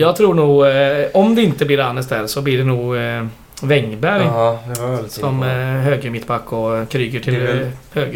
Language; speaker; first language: Swedish; native; Swedish